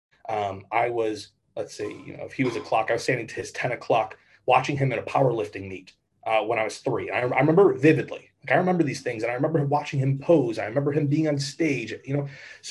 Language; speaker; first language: English; native; English